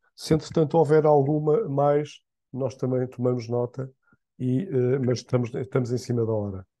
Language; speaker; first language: Portuguese; native; Portuguese